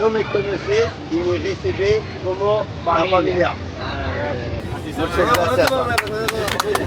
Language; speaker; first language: Spanish; non-native, learner; French